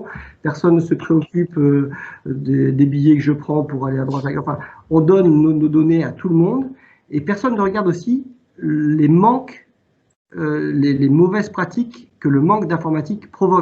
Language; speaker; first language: French; native; French